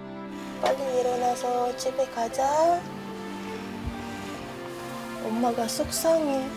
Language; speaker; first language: Korean; non-native, learner; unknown